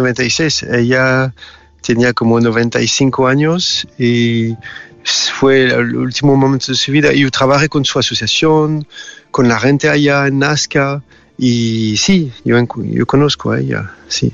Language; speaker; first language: Spanish; non-native, learner; French